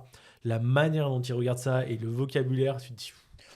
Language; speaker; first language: French; native; French